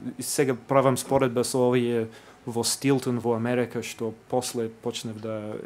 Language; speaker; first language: Macedonian; non-native, fluent; English